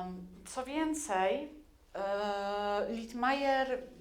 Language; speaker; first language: Polish; native; Polish